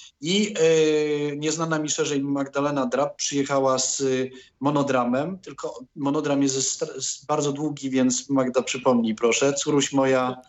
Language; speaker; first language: Polish; native; Polish